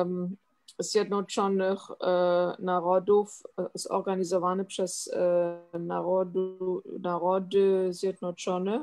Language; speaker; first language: Polish; non-native, fluent; German